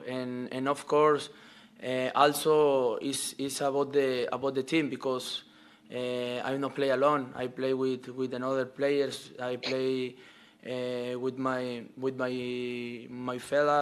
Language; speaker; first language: English; non-native, learner; Spanish